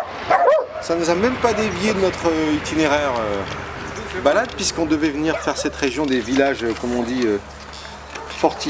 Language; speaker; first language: French; native; French